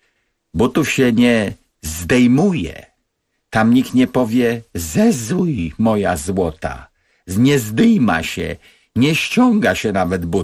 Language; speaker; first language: Polish; native; Polish